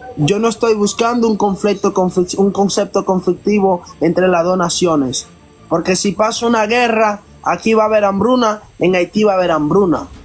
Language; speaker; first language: Spanish; non-native, fluent; Haitian Creole